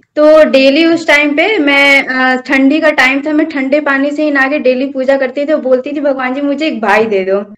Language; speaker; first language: Hindi; native; Hindi